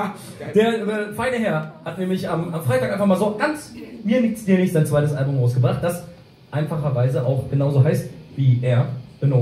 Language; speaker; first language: German; native; German